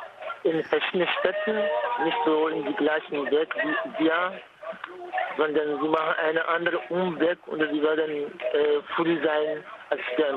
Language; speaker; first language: German; non-native, fluent; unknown